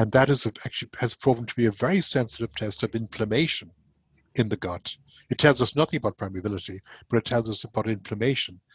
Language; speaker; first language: English; native; English